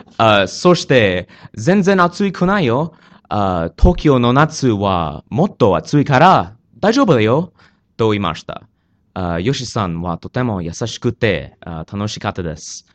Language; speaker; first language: Japanese; non-native, learner; English